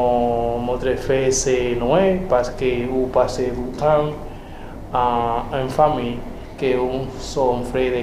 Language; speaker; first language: French; non-native, learner; Spanish